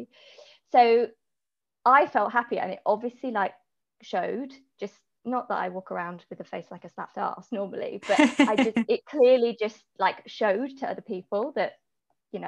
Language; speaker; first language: English; native; English